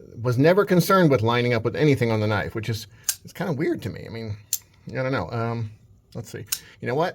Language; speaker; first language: English; native; English